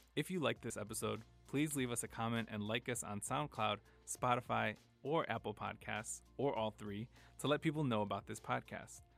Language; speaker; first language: English; native; English